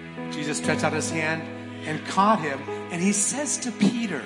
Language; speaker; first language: English; native; English